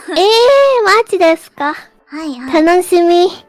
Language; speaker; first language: Japanese; non-native, fluent; Korean